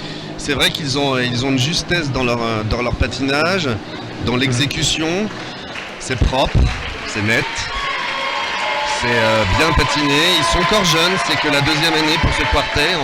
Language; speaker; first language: French; native; French